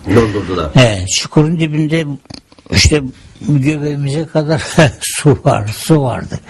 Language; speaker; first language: Turkish; non-native, fluent; Ukrainian